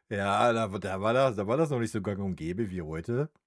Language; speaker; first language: German; native; German